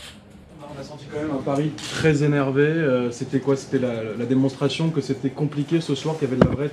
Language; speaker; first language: French; native; French